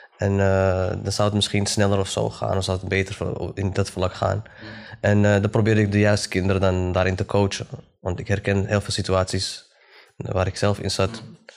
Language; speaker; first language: Dutch; early bilingual, other home language; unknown